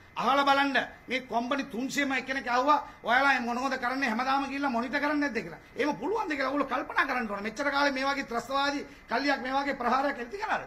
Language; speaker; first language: Sinhala; non-native, local second language; Tamil